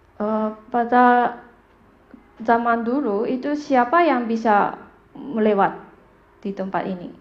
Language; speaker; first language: Indonesian; non-native, fluent; Japanese